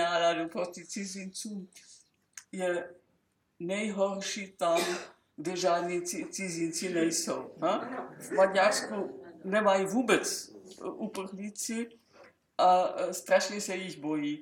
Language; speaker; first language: Czech; non-native, local second language; German